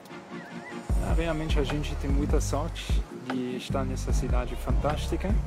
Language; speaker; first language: Portuguese; non-native, fluent; German